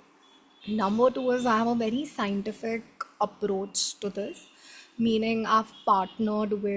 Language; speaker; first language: English; non-native, local second language; Hindi